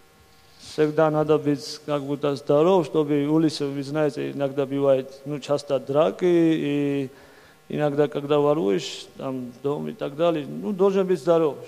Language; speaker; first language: Russian; non-native, learner; Georgian